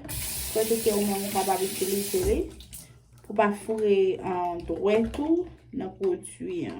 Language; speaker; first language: French; non-native, learner; Haitian Creole